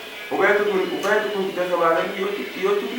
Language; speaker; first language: Haitian Creole; native; Haitian Creole